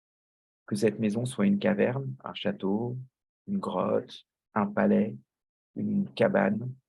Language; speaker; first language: French; native; French